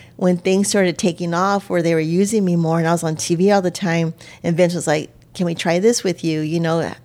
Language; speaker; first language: English; native; English